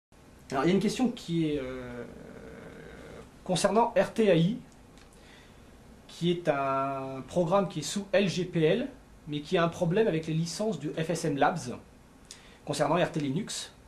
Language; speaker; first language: French; native; French